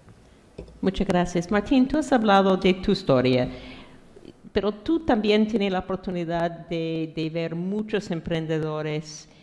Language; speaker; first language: Spanish; non-native, fluent; English